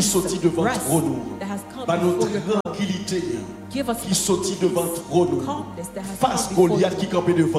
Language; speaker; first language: French; non-native, local second language; Haitian Creole